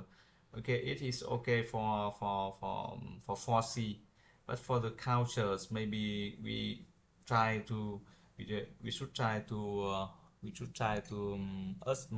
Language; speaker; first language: English; non-native, fluent; Vietnamese